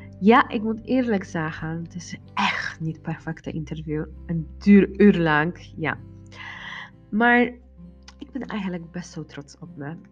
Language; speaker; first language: Dutch; non-native, learner; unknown